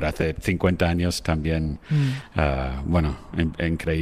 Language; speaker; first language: Spanish; non-native, fluent; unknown